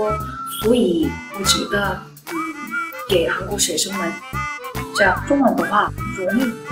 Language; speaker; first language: Chinese; non-native, learner; Korean